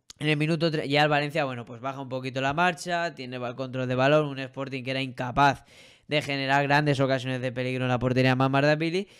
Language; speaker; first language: Spanish; native; Spanish